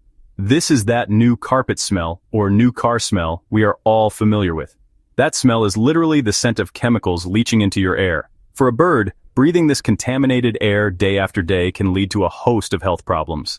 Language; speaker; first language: English; native; English